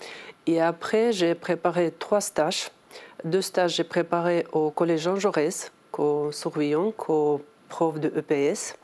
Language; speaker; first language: French; non-native, learner; Ukrainian